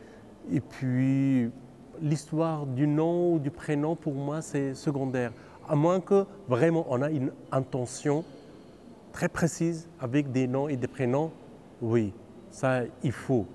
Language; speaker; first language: French; non-native, fluent; Persian